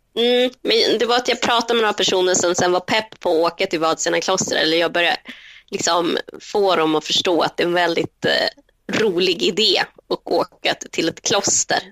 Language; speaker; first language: Swedish; early bilingual, other home language; Spanish